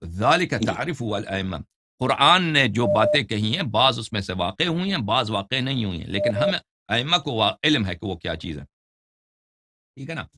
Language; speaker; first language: Urdu; non-native, fluent; Persian